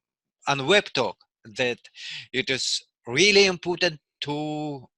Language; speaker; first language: English; non-native, learner; Russian